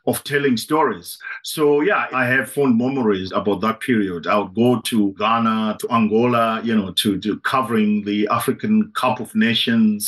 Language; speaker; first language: English; non-native, local second language; Shona